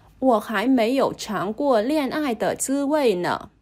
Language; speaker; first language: Chinese; non-native, fluent; Vietnamese